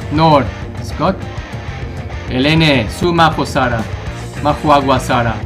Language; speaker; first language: Basque; non-native, learner; English